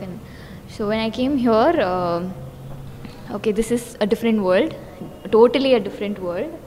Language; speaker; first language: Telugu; non-native, learner; Tamil